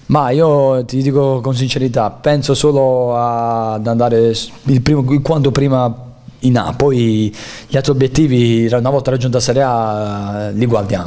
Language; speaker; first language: Italian; native; Italian